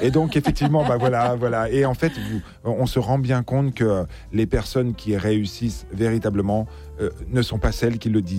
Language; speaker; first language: French; native; French